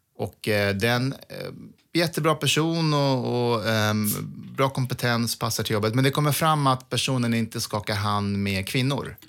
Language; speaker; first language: Swedish; early bilingual, other home language; Persian